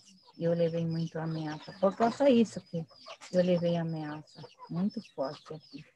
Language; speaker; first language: Portuguese; non-native, local second language; Guarani